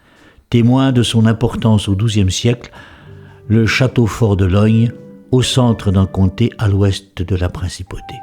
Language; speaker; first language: French; native; French